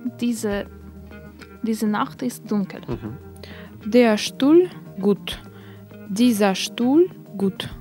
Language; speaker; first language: German; non-native, learner; Russian